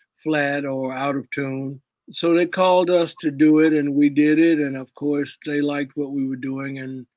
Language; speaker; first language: English; native; English